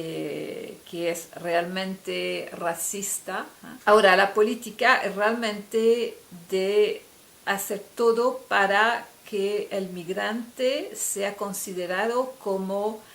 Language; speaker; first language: Spanish; non-native, fluent; French